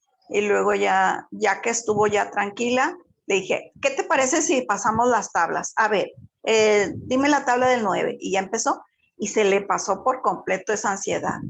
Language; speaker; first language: Spanish; native; Spanish